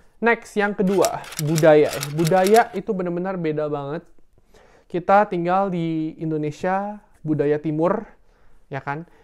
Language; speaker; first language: Indonesian; native; Indonesian